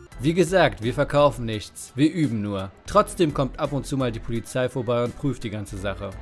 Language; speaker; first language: German; native; German